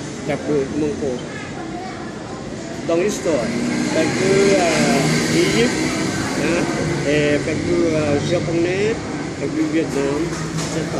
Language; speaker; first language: French; non-native, learner; Vietnamese